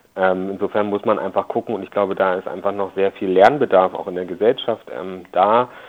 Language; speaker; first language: German; native; German